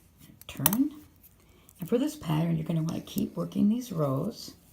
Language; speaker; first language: English; native; English